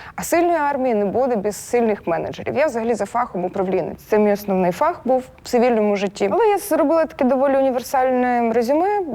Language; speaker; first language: Ukrainian; non-native, local second language; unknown